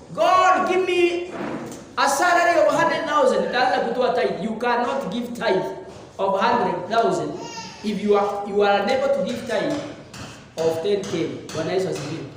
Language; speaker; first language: English; non-native, local second language; Swahili